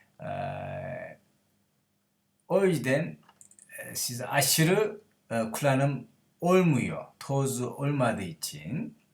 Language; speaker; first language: Turkish; non-native, learner; Korean